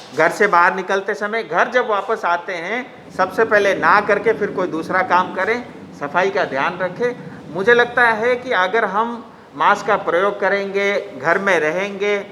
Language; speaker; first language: Hindi; non-native, local second language; Nepali